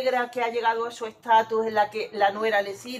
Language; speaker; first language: Spanish; native; Spanish